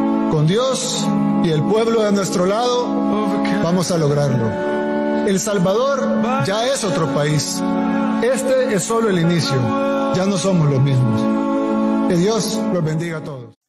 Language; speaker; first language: Spanish; native; Spanish